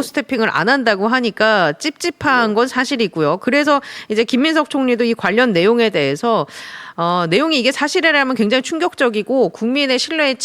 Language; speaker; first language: Korean; native; Korean